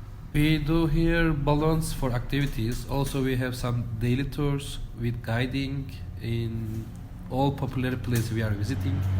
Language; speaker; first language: English; non-native, learner; Turkish